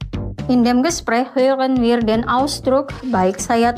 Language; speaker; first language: German; non-native, fluent; Indonesian